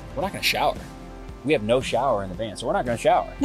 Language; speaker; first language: English; native; English